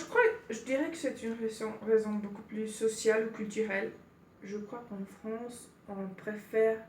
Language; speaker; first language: French; non-native, fluent; Spanish